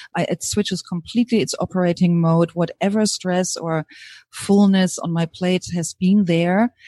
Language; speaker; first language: English; non-native, fluent; German